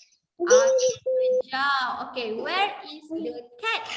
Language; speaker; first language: English; non-native, local second language; Malay